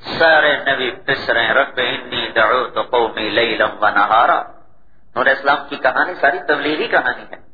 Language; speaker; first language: Urdu; non-native, local second language; Punjabi